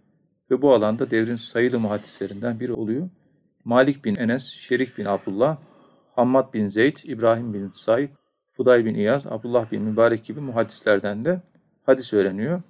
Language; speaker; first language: Turkish; native; Turkish